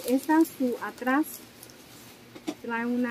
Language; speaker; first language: Spanish; non-native, learner; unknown